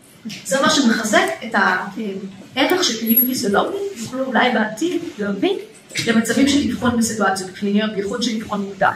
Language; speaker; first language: Hebrew; native; Hebrew